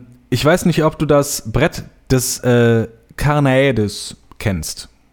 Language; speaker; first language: German; native; German